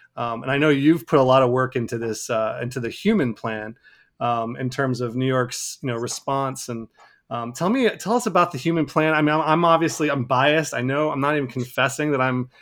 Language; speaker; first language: English; native; English